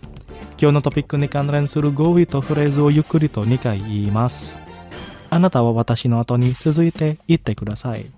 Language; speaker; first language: Japanese; non-native, fluent; Indonesian